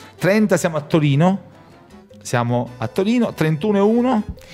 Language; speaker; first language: Italian; native; Italian